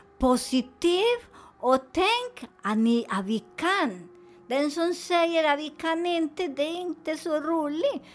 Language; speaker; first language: Swedish; non-native, fluent; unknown